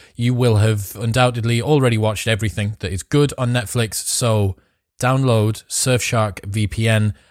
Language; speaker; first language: English; native; English